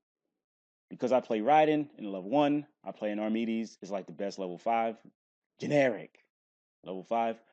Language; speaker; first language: English; native; English